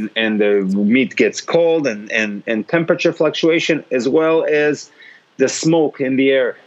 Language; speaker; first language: English; non-native, fluent; Hebrew